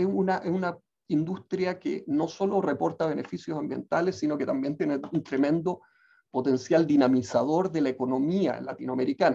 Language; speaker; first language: Spanish; native; Spanish